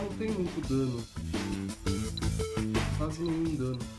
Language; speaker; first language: Portuguese; native; Portuguese